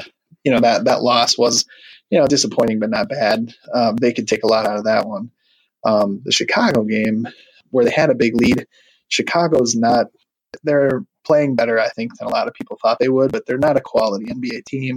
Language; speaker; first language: English; native; English